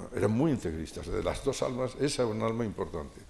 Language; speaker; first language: Spanish; native; Spanish